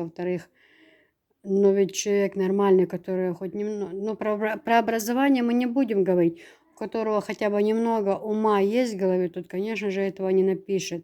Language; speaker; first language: Russian; native; Russian